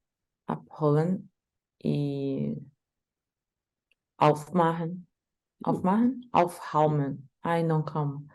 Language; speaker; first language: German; non-native, learner; Portuguese